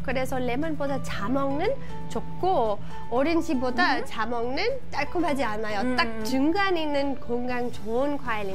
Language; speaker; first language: Korean; non-native, learner; English